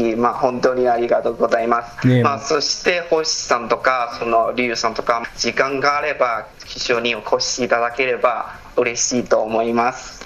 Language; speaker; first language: Japanese; non-native, fluent; Chinese